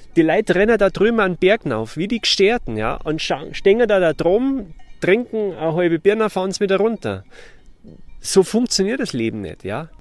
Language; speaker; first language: German; native; German